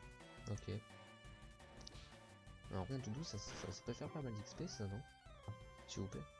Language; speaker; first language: French; native; French